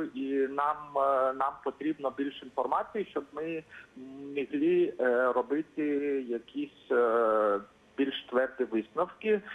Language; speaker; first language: Ukrainian; non-native, fluent; Lithuanian